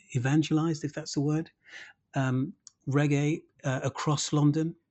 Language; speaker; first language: English; native; English